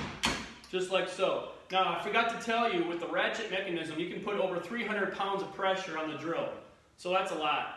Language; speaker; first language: English; native; English